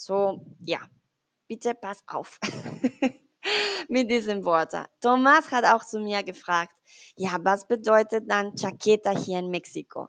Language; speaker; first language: German; non-native, learner; Spanish